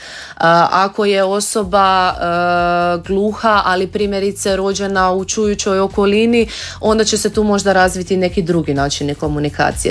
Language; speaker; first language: Croatian; native; Croatian